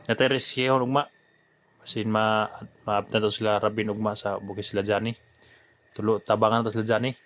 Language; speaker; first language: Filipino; non-native, local second language; Cebuano